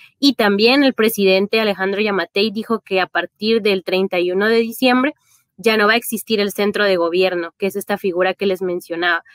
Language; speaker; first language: Spanish; native; Spanish